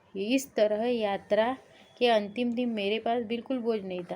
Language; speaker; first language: Hindi; non-native, local second language; Marathi